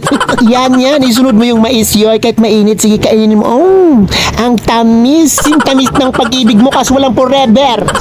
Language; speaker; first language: Filipino; non-native, local second language; Bikol